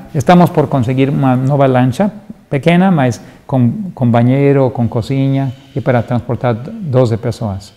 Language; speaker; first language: Portuguese; non-native, fluent; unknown